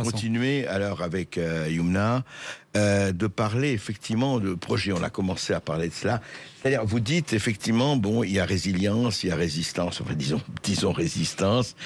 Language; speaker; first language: French; native; French